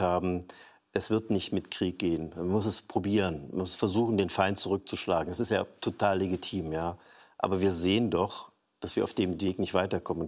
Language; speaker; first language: German; native; German